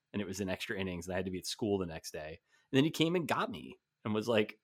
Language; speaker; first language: English; native; English